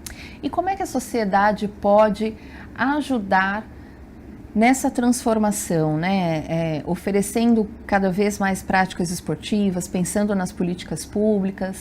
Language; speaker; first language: Portuguese; native; Portuguese